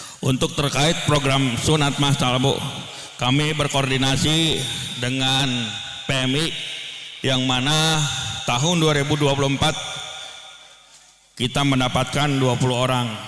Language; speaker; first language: Indonesian; native; Indonesian